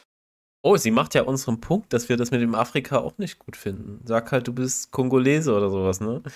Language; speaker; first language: German; native; German